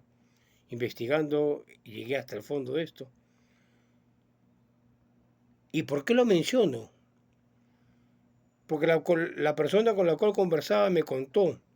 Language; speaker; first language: Spanish; native; Spanish